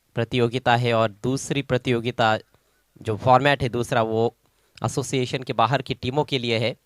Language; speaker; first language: Hindi; non-native, local second language; Marathi